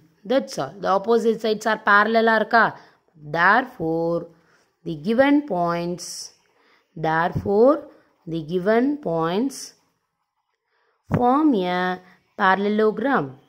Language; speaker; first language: English; non-native, local second language; Tamil